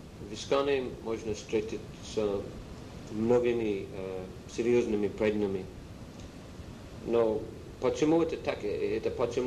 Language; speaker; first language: Russian; non-native, learner; English